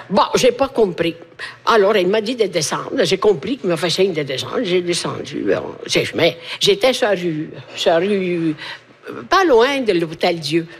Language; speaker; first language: French; non-native, fluent; Italian